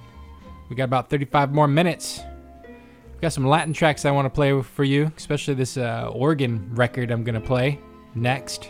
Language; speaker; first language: English; native; English